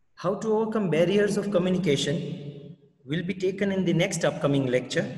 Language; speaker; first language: English; non-native, local second language; Gujarati